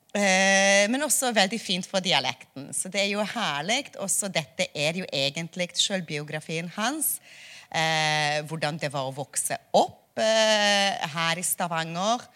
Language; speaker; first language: Norwegian; non-native, fluent; Hungarian